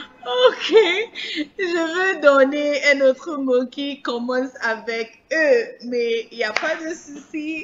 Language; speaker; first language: French; non-native, fluent; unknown